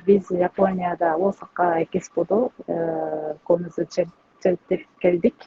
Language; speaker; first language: Kyrgyz; non-native, learner; Japanese